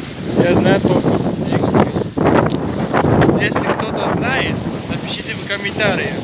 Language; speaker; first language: Russian; non-native, learner; Tajik